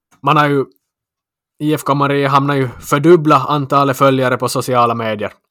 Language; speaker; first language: Swedish; native; Swedish